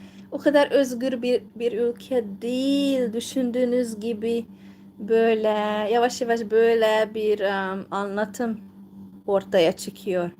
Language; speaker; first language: Turkish; non-native, fluent; Hungarian